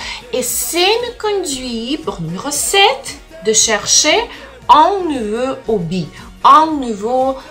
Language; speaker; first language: French; non-native, learner; Russian